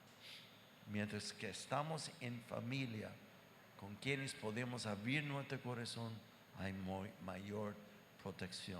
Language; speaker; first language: Spanish; non-native, fluent; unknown